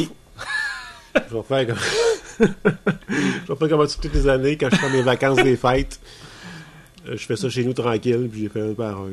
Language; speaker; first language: French; native; French